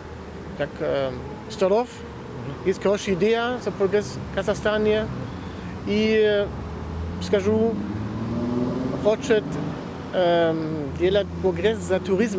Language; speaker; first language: Russian; non-native, learner; German